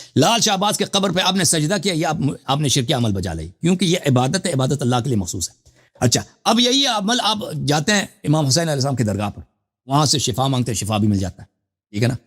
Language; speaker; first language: Urdu; non-native, fluent; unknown